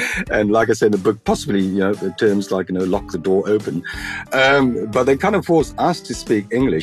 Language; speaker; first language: English; native; English